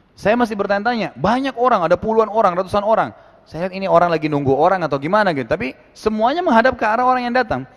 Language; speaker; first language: Indonesian; native; Indonesian